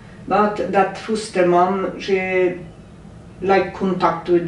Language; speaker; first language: English; non-native, learner; Norwegian